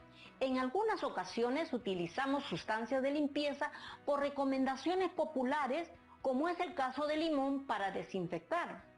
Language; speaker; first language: Spanish; native; Spanish